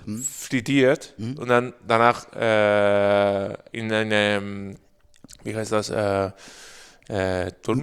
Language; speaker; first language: German; non-native, learner; Spanish